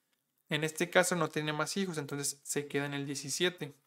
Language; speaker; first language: Spanish; native; Spanish